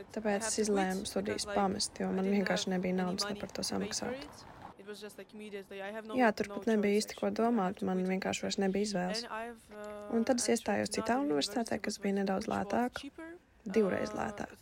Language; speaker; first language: Latvian; non-native, fluent; Russian